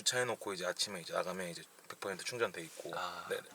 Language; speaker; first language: Korean; native; Korean